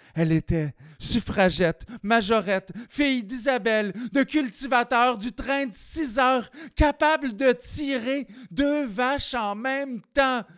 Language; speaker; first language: French; native; French